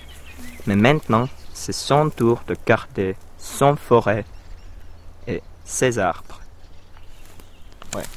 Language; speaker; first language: French; non-native, fluent; Finnish